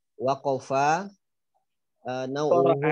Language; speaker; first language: Arabic; non-native, learner; Indonesian